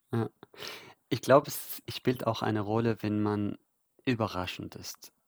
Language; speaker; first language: German; non-native, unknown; Arabic